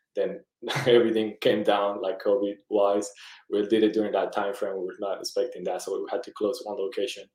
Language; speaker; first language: English; early bilingual, other home language; Spanish